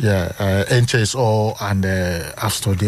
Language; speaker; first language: Dutch; non-native, fluent; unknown